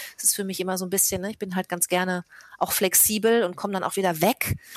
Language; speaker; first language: German; native; German